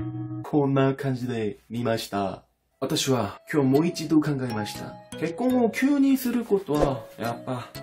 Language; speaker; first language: Japanese; non-native, learner; Korean